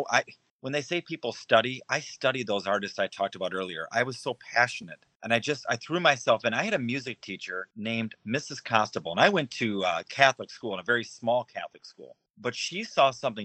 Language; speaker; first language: English; native; English